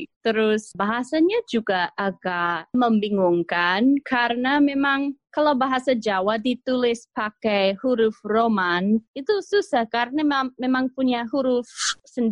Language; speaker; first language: Indonesian; non-native, fluent; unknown